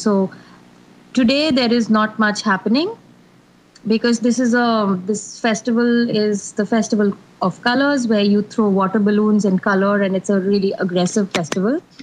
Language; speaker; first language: English; non-native, local second language; Hindi